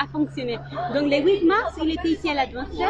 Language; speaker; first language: French; non-native, learner; Spanish